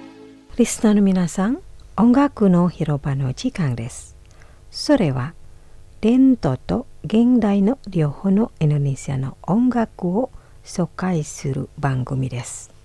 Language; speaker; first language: Japanese; non-native, fluent; Indonesian